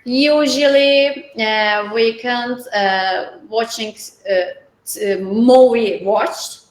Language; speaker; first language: English; non-native, learner; Turkish